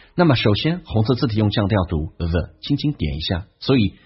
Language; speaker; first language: Chinese; native; Chinese